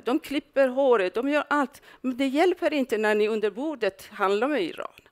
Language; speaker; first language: Swedish; non-native, fluent; Persian